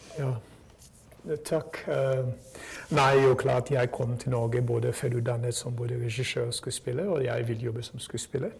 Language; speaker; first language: Norwegian; non-native, fluent; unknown